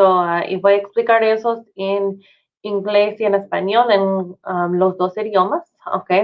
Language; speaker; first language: Spanish; non-native, fluent; English